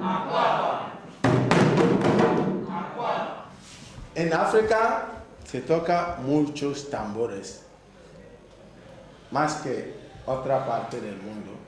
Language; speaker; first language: Spanish; non-native, fluent; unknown